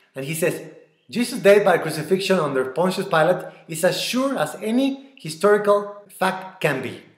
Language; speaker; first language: English; non-native, fluent; Spanish